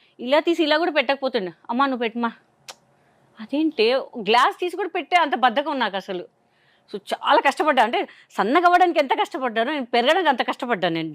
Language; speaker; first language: Telugu; non-native, local second language; Hindi